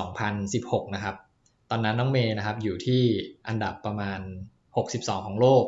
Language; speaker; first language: Thai; native; Thai